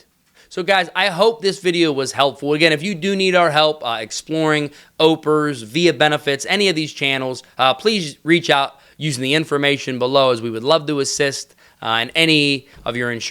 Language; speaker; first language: English; native; English